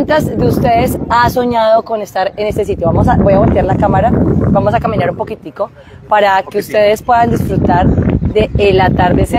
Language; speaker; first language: Spanish; native; Spanish